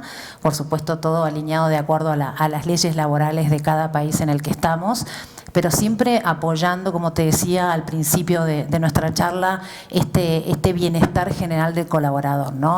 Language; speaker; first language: Spanish; native; Spanish